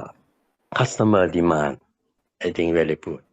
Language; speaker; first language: English; non-native, learner; Thai